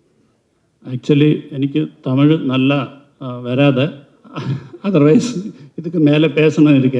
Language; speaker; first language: Tamil; non-native, learner; Malayalam